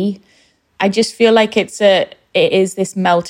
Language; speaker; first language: English; native; English